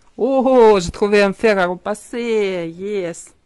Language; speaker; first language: French; non-native, learner; Russian